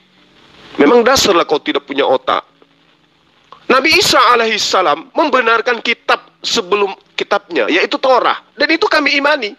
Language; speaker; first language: Indonesian; native; Indonesian